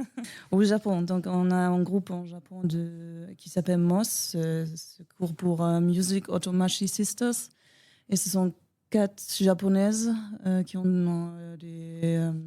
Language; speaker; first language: French; non-native, learner; German